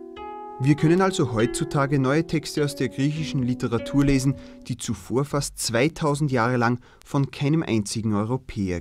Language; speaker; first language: German; native; German